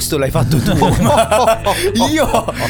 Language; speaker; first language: Italian; native; Italian